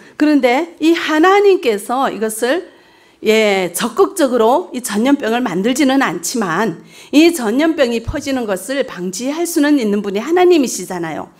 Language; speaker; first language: Korean; early bilingual, heritage; Korean